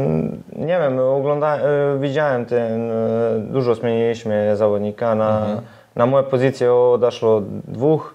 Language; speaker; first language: Polish; non-native, learner; Serbian